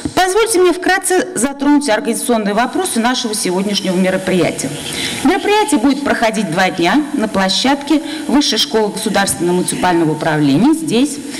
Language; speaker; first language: Russian; native; Russian